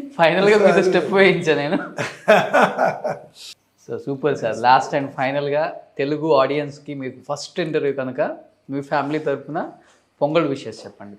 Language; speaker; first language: Telugu; native; Telugu